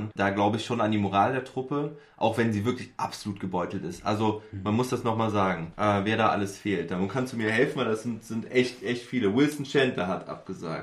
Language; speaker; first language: German; native; German